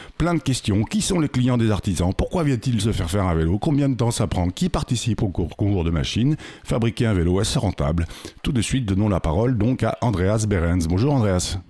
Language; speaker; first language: French; native; French